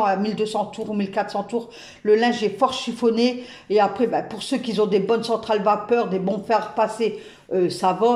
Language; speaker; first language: French; native; French